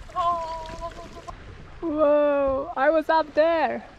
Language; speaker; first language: English; non-native, learner; Slovenian